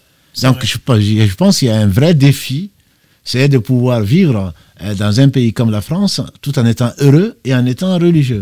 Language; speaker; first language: French; native; French